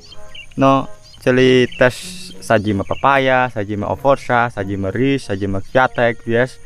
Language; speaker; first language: Polish; non-native, learner; Balinese